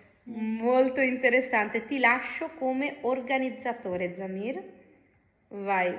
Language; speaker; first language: Italian; non-native, learner; Bangla